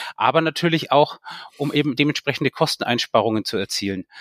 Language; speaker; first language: German; native; German